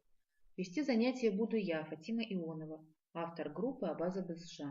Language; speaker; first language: Russian; non-native, local second language; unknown